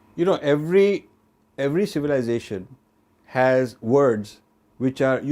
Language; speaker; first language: English; non-native, local second language; Hindi